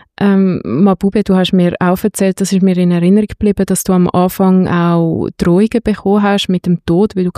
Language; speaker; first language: German; native; German